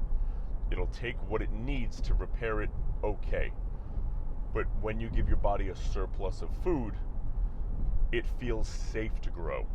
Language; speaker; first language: English; native; English